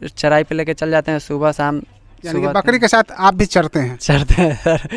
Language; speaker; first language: Hindi; native; Hindi